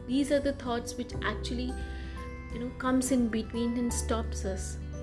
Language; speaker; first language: English; non-native, local second language; Hindi